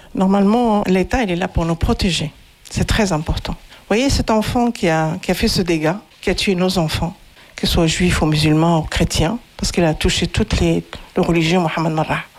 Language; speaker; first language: French; non-native, fluent; Arabic